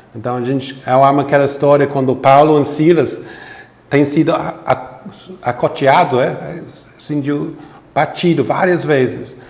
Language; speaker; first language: Portuguese; non-native, fluent; English